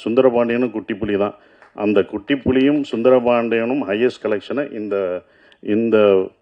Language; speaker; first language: Tamil; native; Tamil